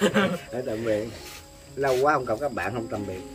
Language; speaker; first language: Vietnamese; native; Vietnamese